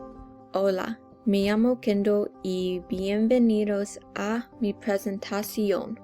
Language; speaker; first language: Spanish; non-native, learner; English